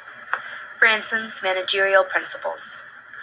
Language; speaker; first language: English; native; English